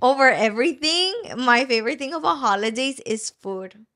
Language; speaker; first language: English; early bilingual, other home language; Spanish